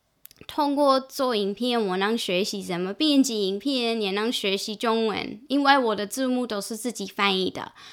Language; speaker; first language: Chinese; non-native, fluent; English